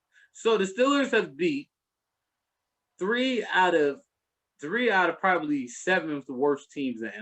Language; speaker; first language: English; native; English